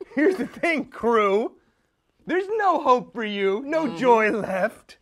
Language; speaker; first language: English; native; English